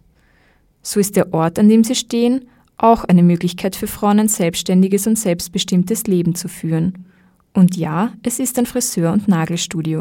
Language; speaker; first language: German; native; German